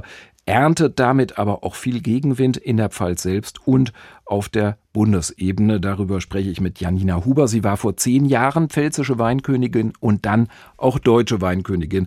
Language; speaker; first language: German; native; German